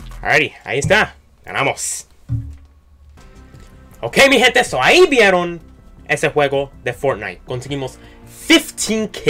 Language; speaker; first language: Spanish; early bilingual, heritage; Spanish